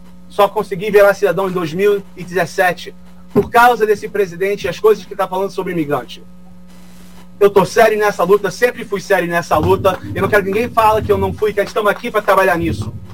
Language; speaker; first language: Portuguese; early bilingual, heritage; Portuguese